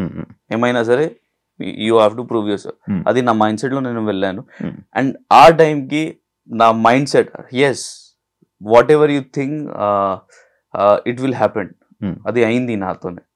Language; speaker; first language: Telugu; non-native, local second language; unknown